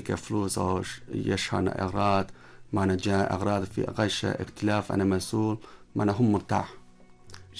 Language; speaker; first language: Arabic; non-native, learner; Chinese